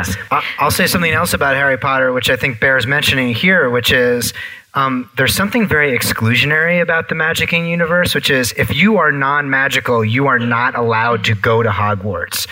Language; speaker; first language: English; native; English